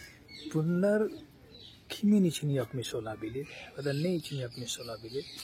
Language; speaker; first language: Turkish; non-native, fluent; Hindi